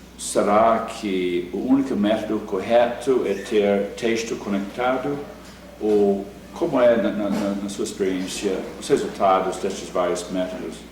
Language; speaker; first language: Portuguese; non-native, fluent; English